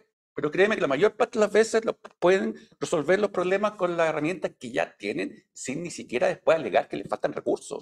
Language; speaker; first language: Spanish; native; Spanish